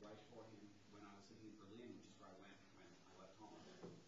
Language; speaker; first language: English; native; English